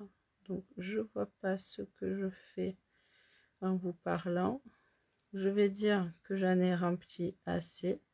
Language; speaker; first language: French; native; French